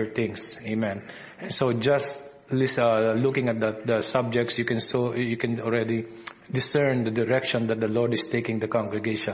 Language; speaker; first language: English; non-native, local second language; Filipino